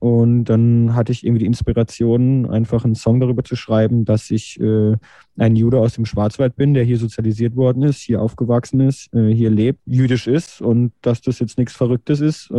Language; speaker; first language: German; native; German